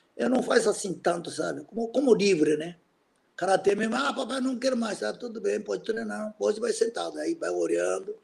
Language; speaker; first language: Portuguese; non-native, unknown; Japanese